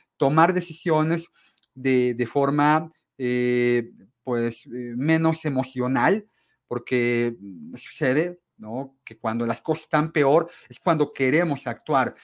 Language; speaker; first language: Spanish; native; Spanish